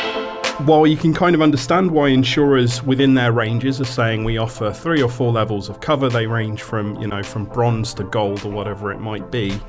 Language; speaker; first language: English; native; English